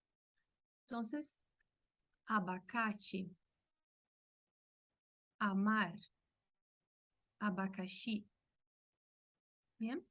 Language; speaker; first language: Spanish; non-native, fluent; Portuguese